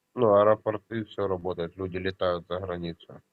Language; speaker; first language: Russian; native; Russian